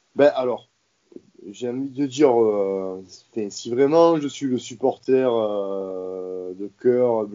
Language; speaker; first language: French; native; French